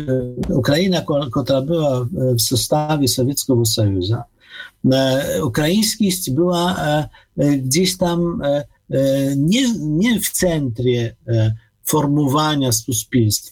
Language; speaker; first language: Polish; non-native, fluent; Ukrainian